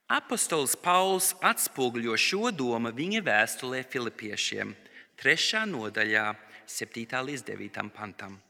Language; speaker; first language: Latvian; early bilingual, heritage; Latvian